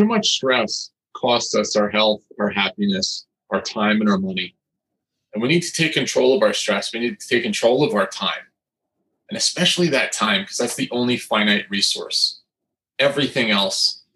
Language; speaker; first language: English; native; English